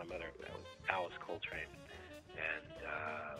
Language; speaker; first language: English; native; English